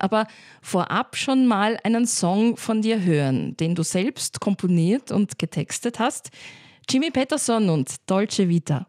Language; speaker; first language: German; native; German